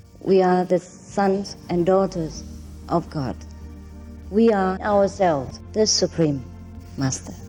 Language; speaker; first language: English; non-native, fluent; Vietnamese